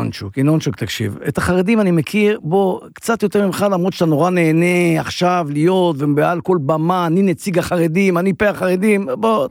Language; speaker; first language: Hebrew; native; Hebrew